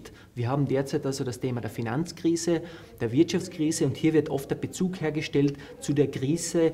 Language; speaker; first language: German; native; German